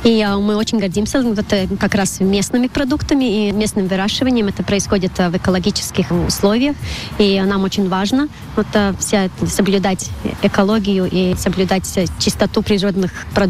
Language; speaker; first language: Russian; non-native, local second language; Latvian